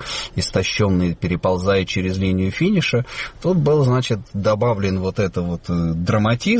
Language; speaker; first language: Russian; native; Russian